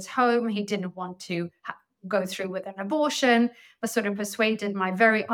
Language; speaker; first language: English; non-native, fluent; Swedish